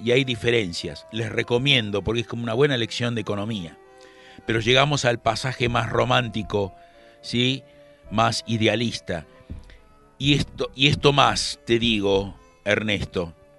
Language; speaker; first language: Spanish; native; Spanish